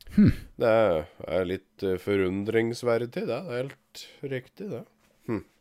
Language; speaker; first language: Norwegian; native; Norwegian